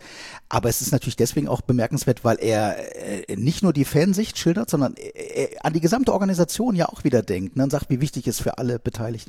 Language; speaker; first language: German; native; German